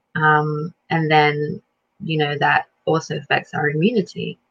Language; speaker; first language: English; early bilingual, other home language; Lithuanian